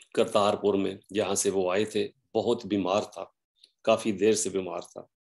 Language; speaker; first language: Hindi; non-native, local second language; Punjabi